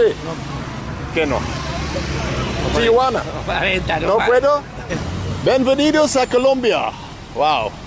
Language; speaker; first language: Spanish; non-native, learner; English